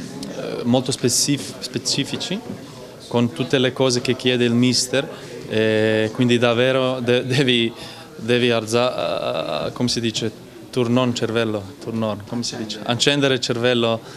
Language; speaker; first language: Italian; non-native, fluent; Croatian